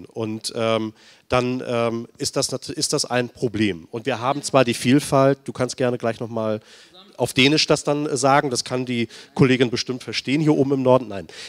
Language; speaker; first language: German; native; German